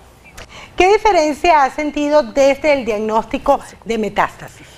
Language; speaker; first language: Spanish; native; Spanish